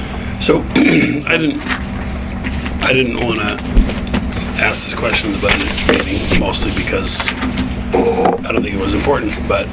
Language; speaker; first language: English; native; English